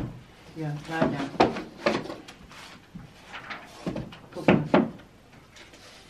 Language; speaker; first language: German; non-native, learner; Filipino